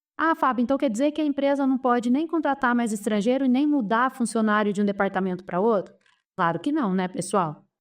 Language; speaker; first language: Portuguese; native; Portuguese